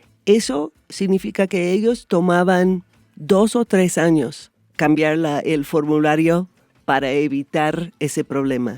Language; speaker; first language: Spanish; non-native, fluent; English